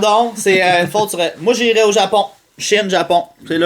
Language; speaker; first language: French; native; French